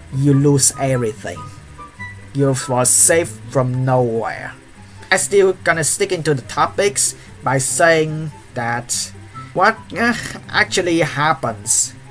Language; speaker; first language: English; non-native, learner; Vietnamese